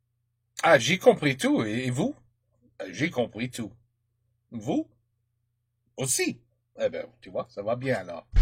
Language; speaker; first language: French; non-native, learner; English